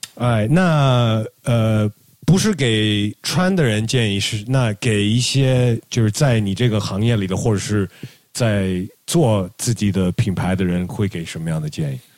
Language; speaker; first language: Chinese; native; Chinese